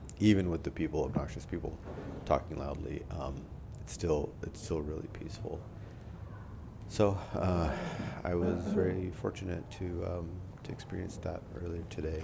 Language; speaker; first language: English; early bilingual, other home language; Urdu